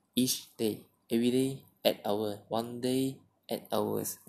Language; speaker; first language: English; non-native, local second language; Chinese